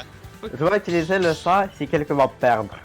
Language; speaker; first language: French; non-native, learner; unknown